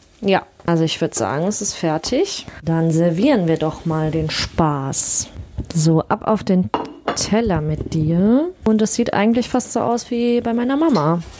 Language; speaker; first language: German; early bilingual, other home language; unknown